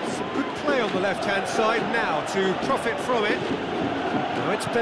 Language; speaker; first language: English; native; English